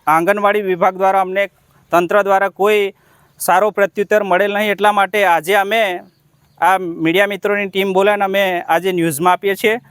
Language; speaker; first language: Gujarati; native; Gujarati